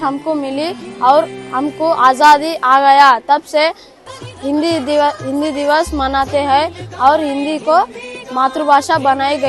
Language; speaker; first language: Hindi; non-native, local second language; Telugu